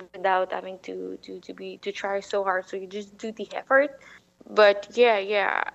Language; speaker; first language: English; non-native, fluent; French